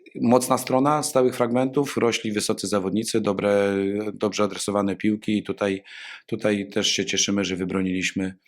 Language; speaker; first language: Polish; native; Polish